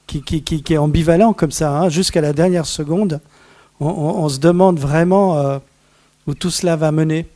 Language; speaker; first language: French; native; French